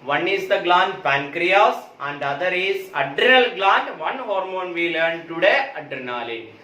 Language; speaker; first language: English; non-native, local second language; Malayalam